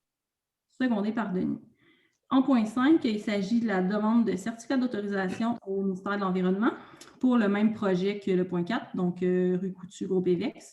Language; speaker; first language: French; native; French